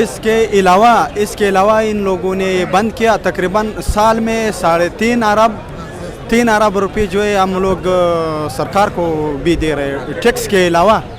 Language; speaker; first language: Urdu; non-native, local second language; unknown